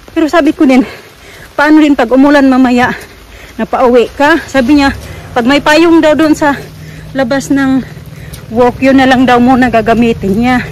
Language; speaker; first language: Filipino; non-native, local second language; Cebuano